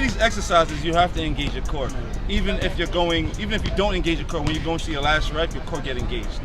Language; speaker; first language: English; native; English